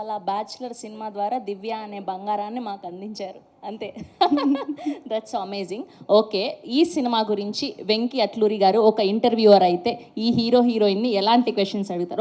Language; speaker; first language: Telugu; native; Telugu